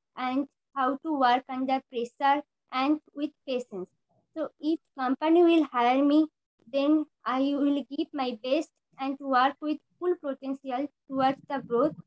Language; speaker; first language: English; non-native, local second language; Bangla